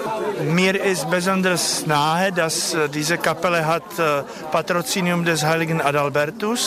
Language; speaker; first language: German; non-native, learner; Czech